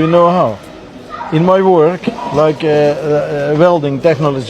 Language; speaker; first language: English; non-native, learner; Dutch